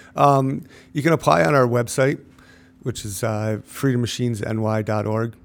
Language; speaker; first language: English; native; English